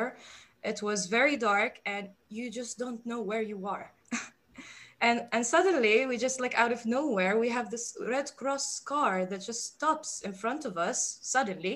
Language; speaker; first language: English; non-native, fluent; Arabic